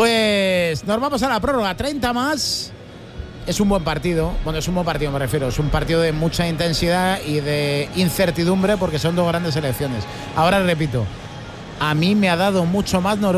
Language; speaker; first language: Spanish; native; Spanish